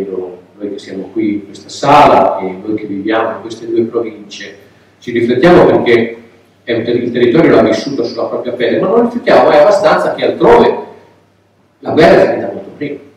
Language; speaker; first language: Italian; native; Italian